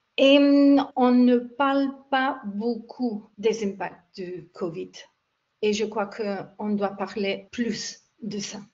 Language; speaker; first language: French; non-native, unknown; English